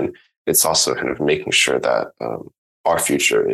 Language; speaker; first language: English; non-native, local second language; Cantonese